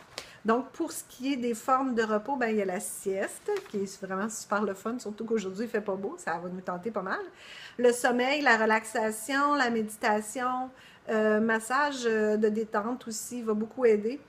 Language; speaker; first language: French; native; French